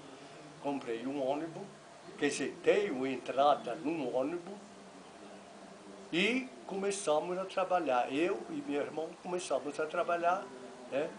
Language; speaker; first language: Portuguese; non-native, fluent; Italian